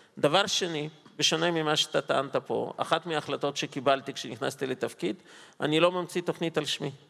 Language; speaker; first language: Hebrew; non-native, fluent; Russian